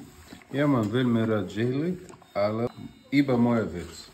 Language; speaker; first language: Slovak; non-native, learner; Arabic